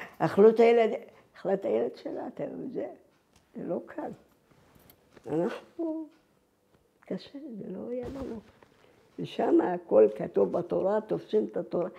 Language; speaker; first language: Hebrew; non-native, fluent; Arabic